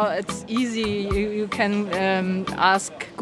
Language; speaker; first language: English; non-native, fluent; German